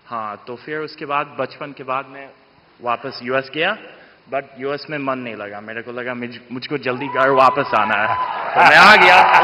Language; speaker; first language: Hindi; non-native, fluent; English